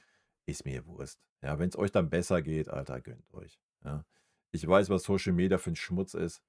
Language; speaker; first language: German; native; German